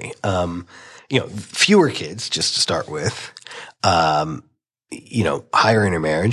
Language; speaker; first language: English; native; English